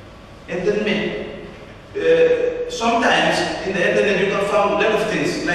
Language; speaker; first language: English; non-native, learner; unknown